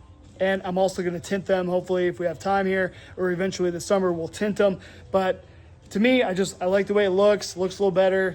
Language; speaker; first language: English; native; English